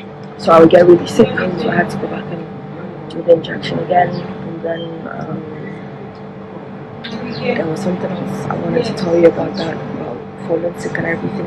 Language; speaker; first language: English; non-native, local second language; Hausa